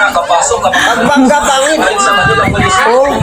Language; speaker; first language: Filipino; non-native, local second language; Cebuano